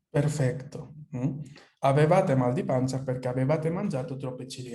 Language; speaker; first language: Italian; non-native, fluent; Spanish